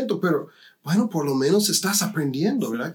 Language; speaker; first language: Spanish; non-native, fluent; English